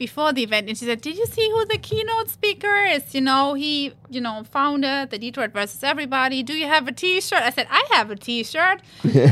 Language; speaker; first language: English; non-native, fluent; German